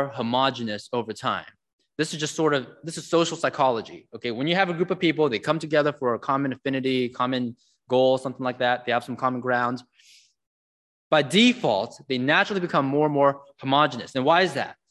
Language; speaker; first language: English; native; English